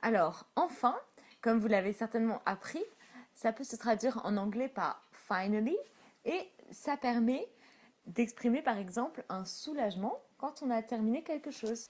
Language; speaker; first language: French; native; French